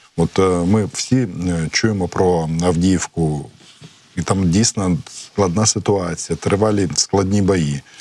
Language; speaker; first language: Ukrainian; non-native, local second language; Russian